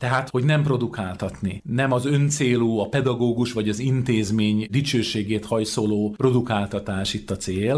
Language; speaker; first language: Hungarian; native; Hungarian